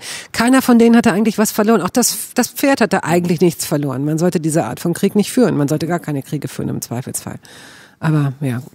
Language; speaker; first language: German; native; German